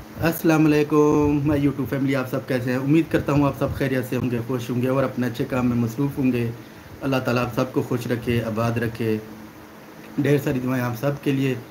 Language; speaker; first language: Urdu; native; Urdu